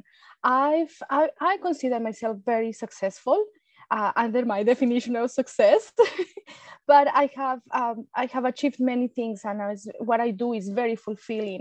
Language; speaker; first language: English; non-native, fluent; Spanish